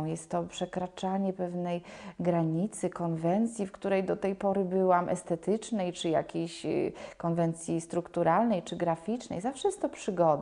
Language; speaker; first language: Polish; native; Polish